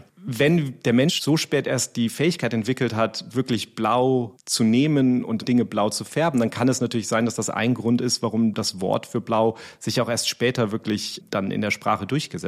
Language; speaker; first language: German; native; German